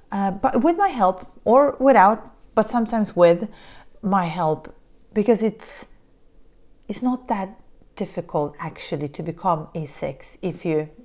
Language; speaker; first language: English; early bilingual, other home language; Polish